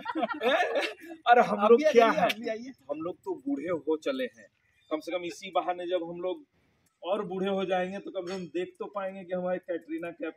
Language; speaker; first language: Hindi; native; Hindi